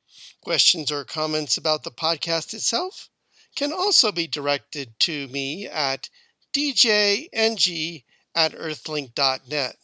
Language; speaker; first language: English; native; English